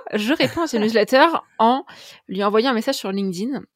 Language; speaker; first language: French; native; French